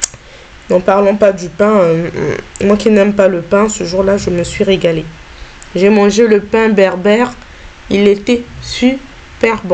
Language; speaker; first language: French; native; French